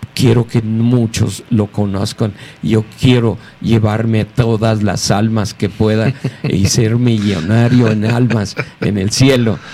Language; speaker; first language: Spanish; native; Spanish